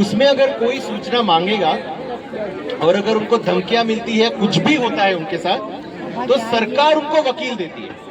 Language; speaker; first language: Hindi; native; Hindi